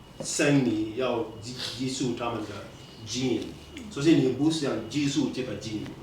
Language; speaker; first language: Chinese; non-native, fluent; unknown